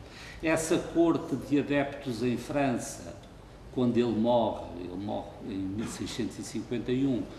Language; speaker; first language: Portuguese; native; Portuguese